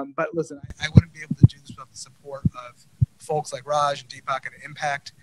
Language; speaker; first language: English; native; English